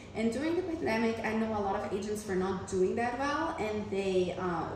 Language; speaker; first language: English; non-native, fluent; German